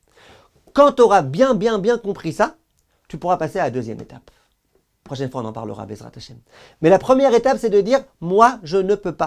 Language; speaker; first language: French; native; French